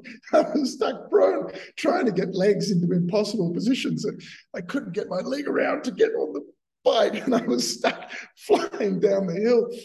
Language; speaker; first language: English; native; English